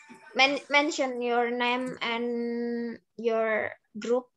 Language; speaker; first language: English; non-native, learner; Indonesian